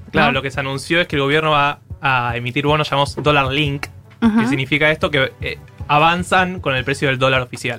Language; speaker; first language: Spanish; native; Spanish